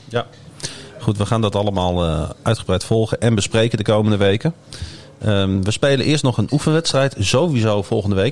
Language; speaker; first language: Dutch; native; Dutch